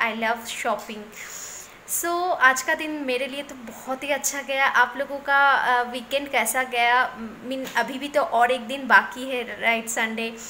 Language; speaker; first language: Hindi; non-native, local second language; Bangla